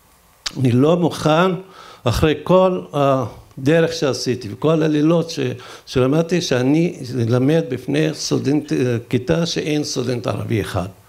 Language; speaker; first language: Hebrew; non-native, local second language; Arabic